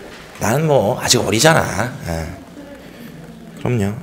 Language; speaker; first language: Korean; native; Korean